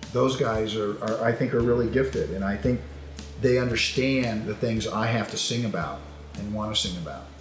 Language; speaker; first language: English; native; English